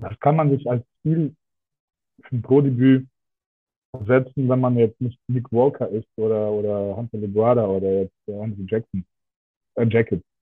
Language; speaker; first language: German; non-native, fluent; Russian